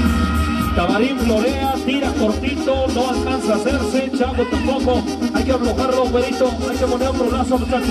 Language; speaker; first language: Spanish; native; Spanish